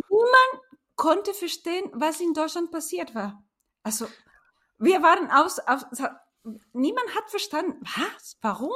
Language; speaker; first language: German; non-native, fluent; Spanish